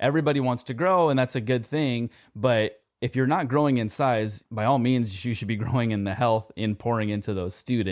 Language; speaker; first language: English; native; English